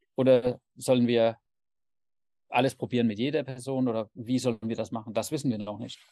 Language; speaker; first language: German; non-native, fluent; Danish